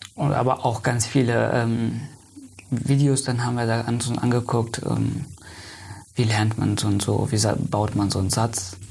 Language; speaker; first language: German; non-native, fluent; Persian